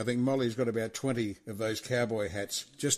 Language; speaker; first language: English; native; English